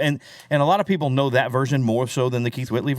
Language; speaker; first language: English; native; English